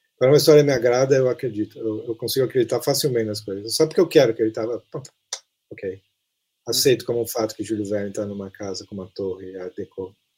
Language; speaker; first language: Portuguese; native; Portuguese